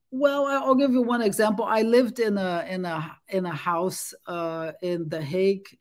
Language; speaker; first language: English; non-native, fluent; Portuguese